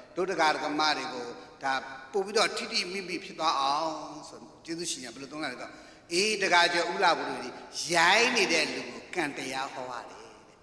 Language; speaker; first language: Burmese; native; Burmese